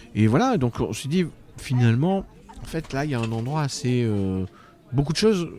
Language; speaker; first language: French; native; French